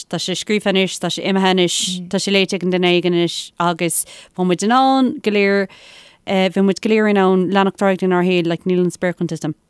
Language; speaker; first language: Irish; non-native, local second language; English